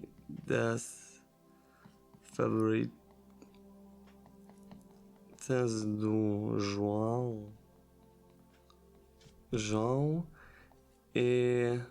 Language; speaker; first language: Portuguese; non-native, learner; German